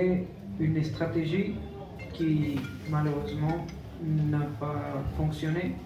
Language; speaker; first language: French; non-native, fluent; Spanish